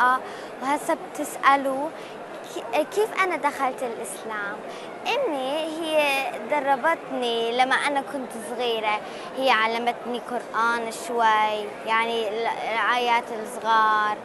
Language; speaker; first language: Arabic; early bilingual, heritage; Arabic